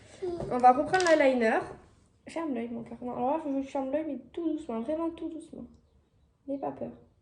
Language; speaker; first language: French; native; French